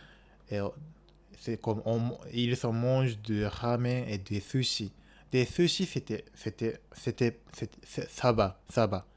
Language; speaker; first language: French; non-native, learner; Japanese